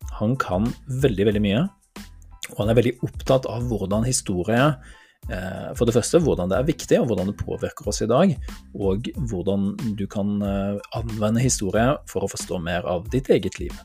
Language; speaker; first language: Norwegian; native; Norwegian